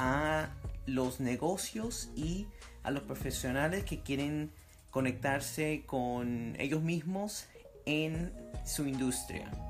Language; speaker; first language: Spanish; early bilingual, heritage; Spanish